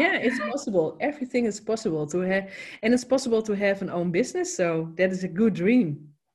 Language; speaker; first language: English; non-native, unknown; Dutch